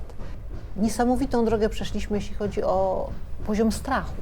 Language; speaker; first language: Polish; native; Polish